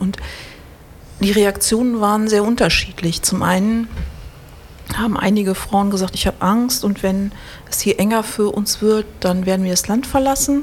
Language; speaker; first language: German; native; German